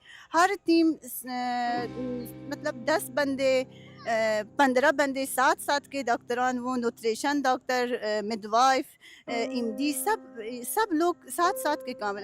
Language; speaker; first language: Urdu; non-native, learner; Persian